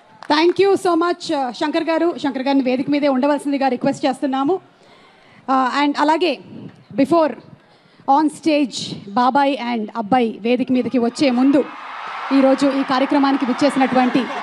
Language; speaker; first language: Telugu; native; Telugu